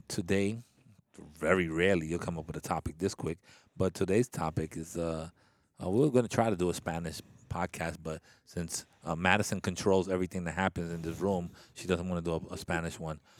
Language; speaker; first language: English; early bilingual, other home language; Spanish